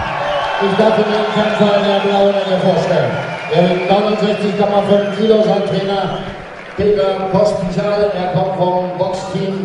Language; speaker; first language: German; native; German